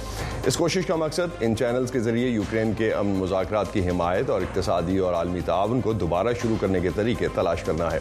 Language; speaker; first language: Urdu; native; Urdu